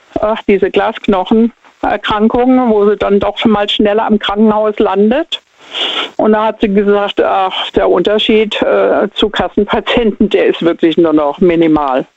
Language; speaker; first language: German; native; German